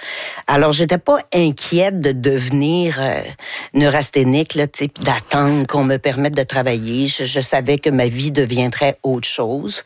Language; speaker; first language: French; native; French